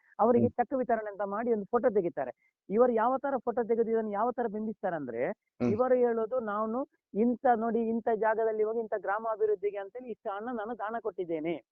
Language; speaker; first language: Kannada; non-native, local second language; Tulu